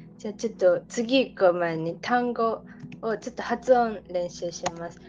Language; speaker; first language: Japanese; native; Japanese